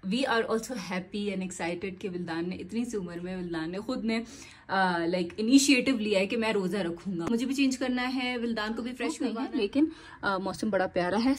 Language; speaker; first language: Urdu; native; Urdu